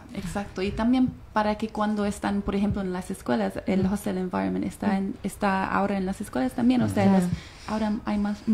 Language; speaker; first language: Spanish; non-native, fluent; English